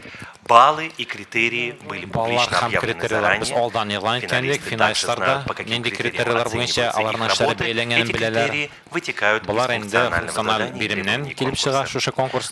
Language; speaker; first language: Russian; native; Russian